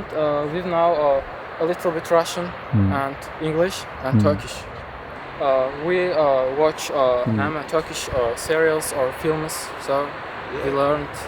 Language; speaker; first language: English; non-native, learner; Turkmen